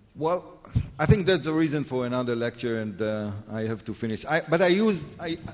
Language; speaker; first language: English; non-native, fluent; Hebrew